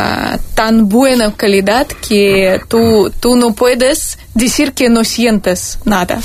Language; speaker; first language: Spanish; non-native, learner; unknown